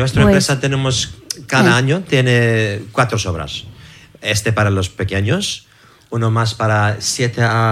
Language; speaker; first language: Spanish; non-native, learner; English